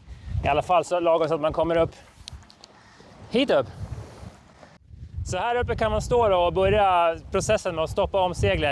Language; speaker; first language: Swedish; native; Swedish